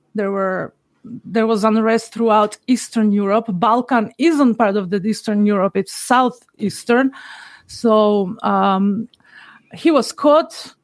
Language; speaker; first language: English; non-native, fluent; Macedonian